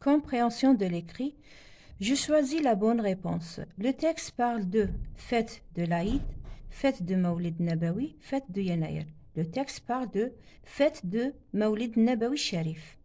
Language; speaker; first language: French; non-native, local second language; Arabic